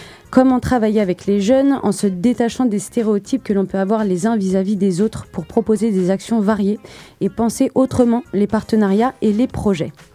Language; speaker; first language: French; native; French